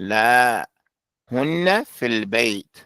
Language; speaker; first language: Arabic; non-native, fluent; English